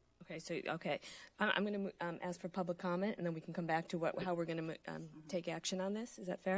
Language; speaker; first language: English; native; English